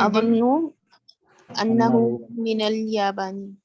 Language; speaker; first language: Arabic; non-native, learner; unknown